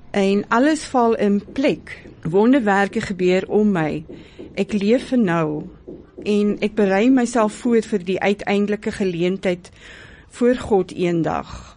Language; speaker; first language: Afrikaans; native; Afrikaans